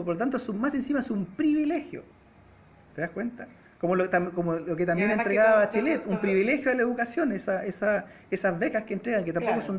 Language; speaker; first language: Spanish; native; Spanish